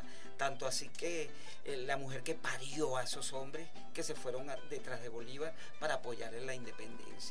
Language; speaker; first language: Spanish; native; Spanish